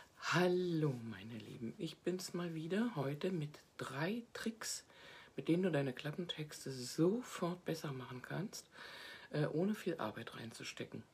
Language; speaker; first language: German; native; German